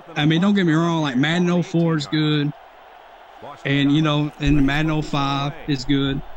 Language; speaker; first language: English; native; English